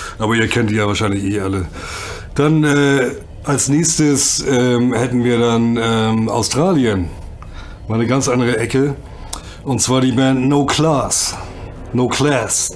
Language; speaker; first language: German; native; German